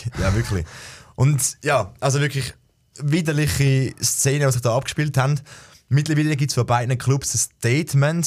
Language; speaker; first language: German; native; German